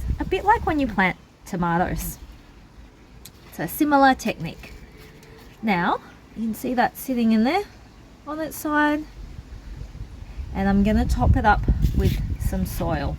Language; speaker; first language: English; native; English